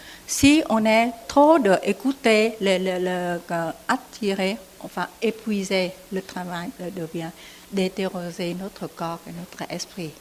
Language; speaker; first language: French; non-native, learner; Vietnamese